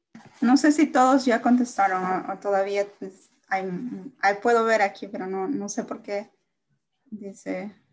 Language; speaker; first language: Spanish; native; Spanish